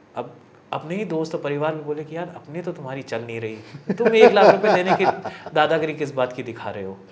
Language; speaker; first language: Hindi; native; Hindi